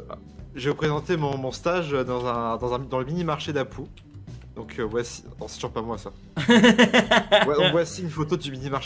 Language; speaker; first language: French; native; French